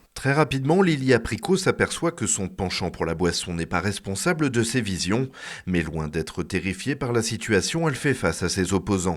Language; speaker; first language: French; native; French